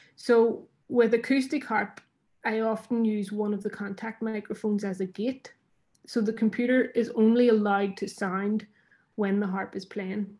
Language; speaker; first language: English; native; English